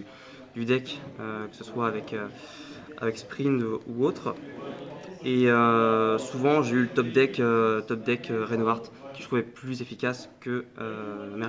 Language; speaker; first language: French; native; French